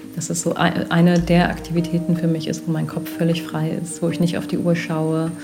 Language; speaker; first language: German; native; German